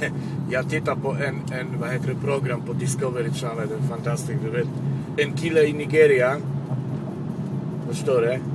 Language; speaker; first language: Swedish; non-native, local second language; Polish